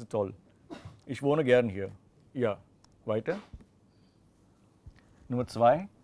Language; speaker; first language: German; non-native, fluent; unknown